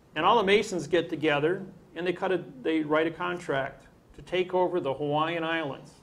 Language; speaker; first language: English; native; English